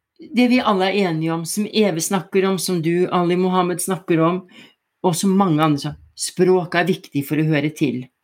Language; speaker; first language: Norwegian; native; Norwegian